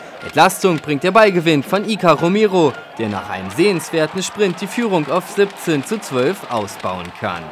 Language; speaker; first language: German; native; German